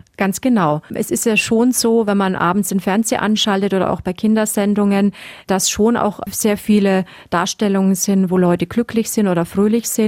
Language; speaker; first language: German; native; German